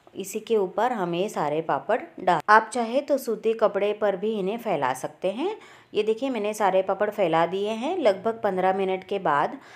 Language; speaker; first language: Hindi; native; Hindi